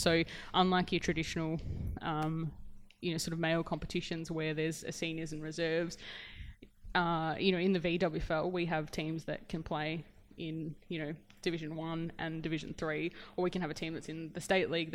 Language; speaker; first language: English; native; English